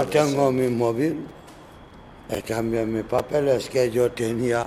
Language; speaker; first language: Spanish; non-native, learner; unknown